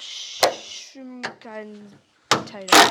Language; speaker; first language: English; native; English